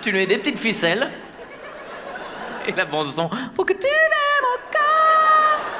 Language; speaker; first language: French; native; French